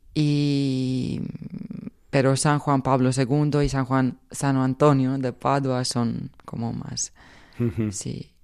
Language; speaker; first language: Spanish; non-native, fluent; Croatian